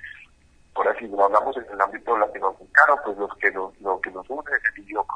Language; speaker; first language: Spanish; native; Spanish